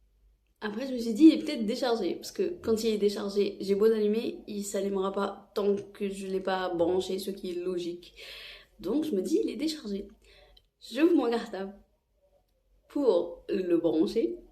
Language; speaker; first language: French; non-native, local second language; Arabic